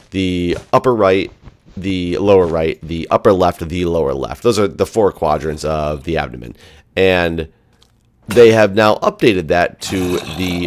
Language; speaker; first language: English; native; English